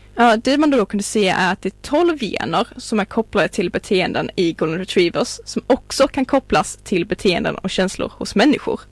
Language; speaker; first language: Swedish; native; Swedish